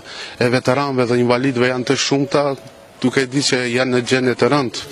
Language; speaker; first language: Albanian; native; Albanian